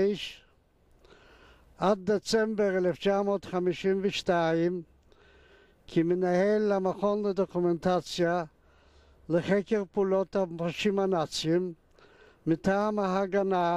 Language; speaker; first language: Hebrew; non-native, fluent; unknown